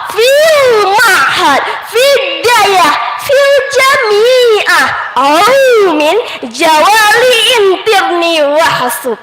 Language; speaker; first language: Arabic; non-native, learner; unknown